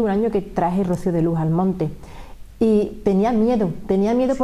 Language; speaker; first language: Spanish; native; Spanish